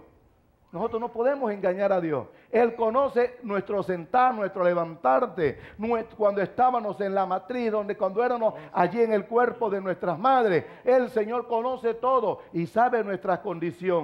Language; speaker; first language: Spanish; native; Spanish